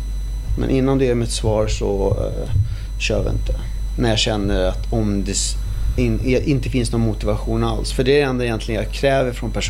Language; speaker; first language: Swedish; early bilingual, other home language; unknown